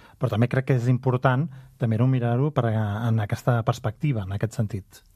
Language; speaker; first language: Catalan; native; Catalan